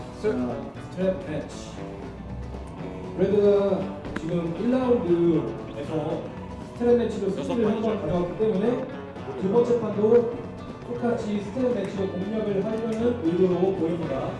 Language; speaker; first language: Korean; native; Korean